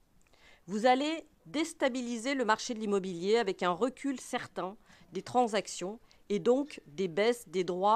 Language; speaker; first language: French; native; French